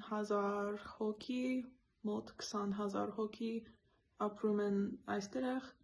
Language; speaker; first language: Armenian; non-native, learner; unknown